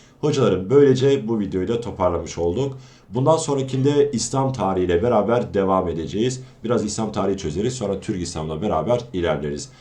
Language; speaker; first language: Turkish; native; Turkish